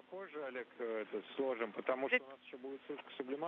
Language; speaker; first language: Russian; native; Russian